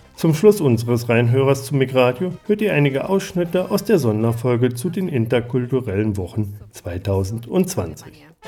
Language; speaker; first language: German; native; German